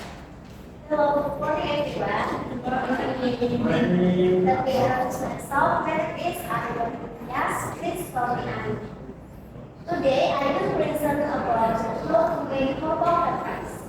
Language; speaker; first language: English; non-native, learner; Indonesian